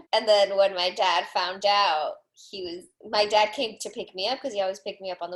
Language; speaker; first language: English; early bilingual, other home language; Spanish